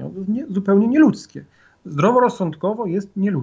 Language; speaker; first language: Polish; native; Polish